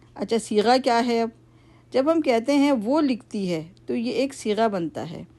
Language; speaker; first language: Urdu; native; Urdu